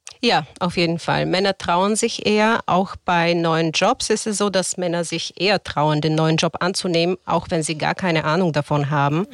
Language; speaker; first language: German; non-native, fluent; Bulgarian